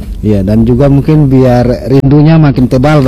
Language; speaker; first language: Indonesian; native; Indonesian